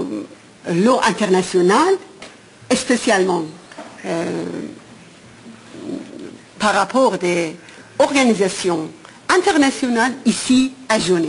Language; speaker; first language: French; non-native, fluent; Persian